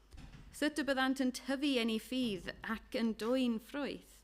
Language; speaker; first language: Welsh; non-native, fluent; English